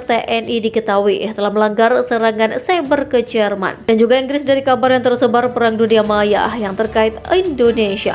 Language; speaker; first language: Indonesian; native; Indonesian